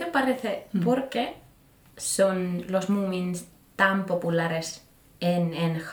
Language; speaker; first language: Spanish; non-native, fluent; Finnish